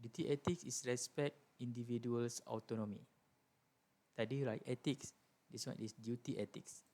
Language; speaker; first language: English; non-native, local second language; Malay